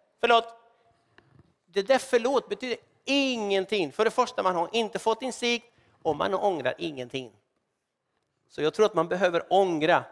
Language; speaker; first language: Swedish; non-native, fluent; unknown